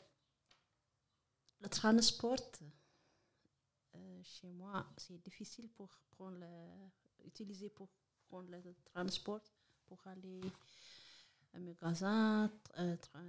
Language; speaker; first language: French; non-native, learner; Amharic